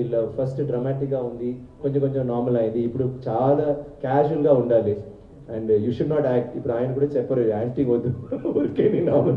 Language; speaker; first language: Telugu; non-native, learner; Tamil